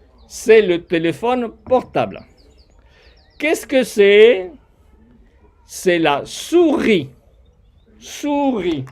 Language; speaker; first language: French; non-native, fluent; Spanish